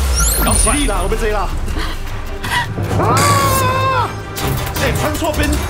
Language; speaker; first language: Chinese; native; Chinese